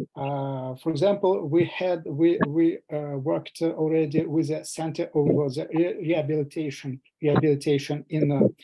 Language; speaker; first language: English; non-native, fluent; Russian